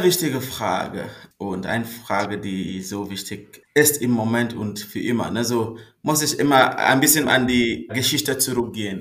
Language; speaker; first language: German; non-native, fluent; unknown